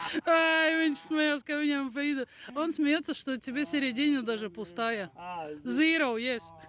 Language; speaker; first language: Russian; non-native, local second language; Latvian